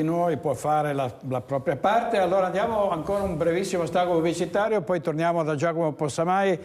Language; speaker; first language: Italian; native; Italian